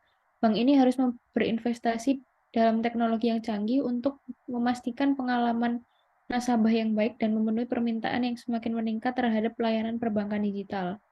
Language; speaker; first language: Indonesian; native; Indonesian